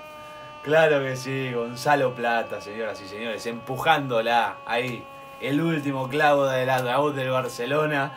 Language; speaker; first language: Spanish; native; Spanish